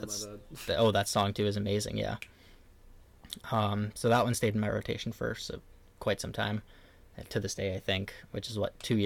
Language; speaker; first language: English; native; English